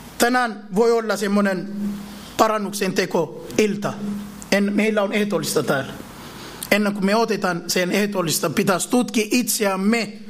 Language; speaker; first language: Finnish; non-native, fluent; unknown